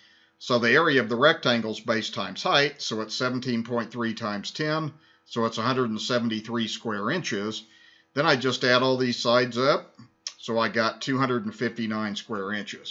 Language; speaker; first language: English; native; English